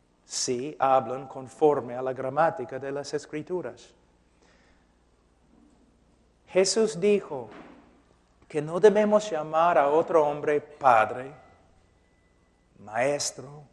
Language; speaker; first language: Spanish; non-native, fluent; English